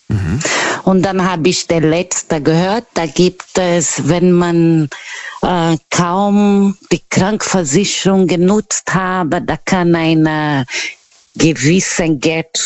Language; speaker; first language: German; non-native, learner; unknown